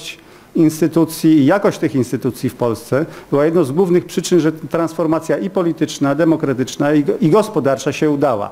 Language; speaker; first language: Polish; native; Polish